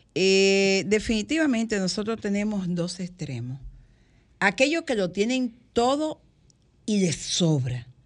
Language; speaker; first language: Spanish; native; Spanish